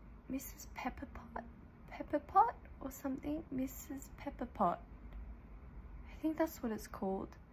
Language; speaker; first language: English; early bilingual, other home language; Korean